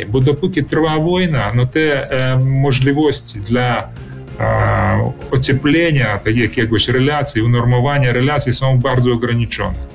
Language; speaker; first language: Polish; early bilingual, heritage; Polish